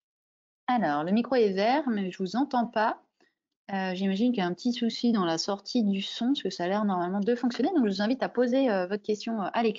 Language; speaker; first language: French; native; French